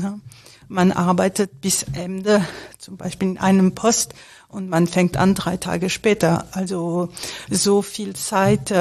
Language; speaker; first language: German; non-native, fluent; French